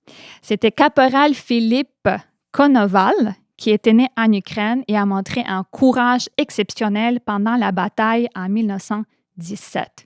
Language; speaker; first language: French; non-native, fluent; Ukrainian